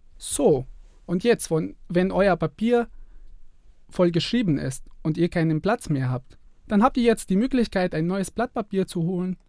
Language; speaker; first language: German; non-native, fluent; Arabic